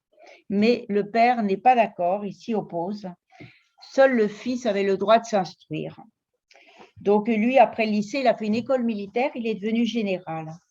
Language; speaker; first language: French; native; French